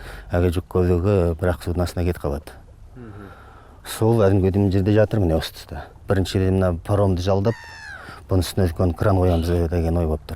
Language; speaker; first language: Kazakh; native; Kazakh